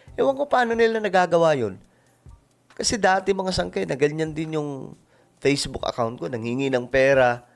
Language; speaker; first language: Filipino; non-native, local second language; Waray